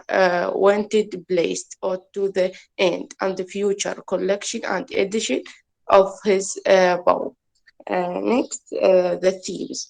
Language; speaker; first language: English; non-native, learner; Arabic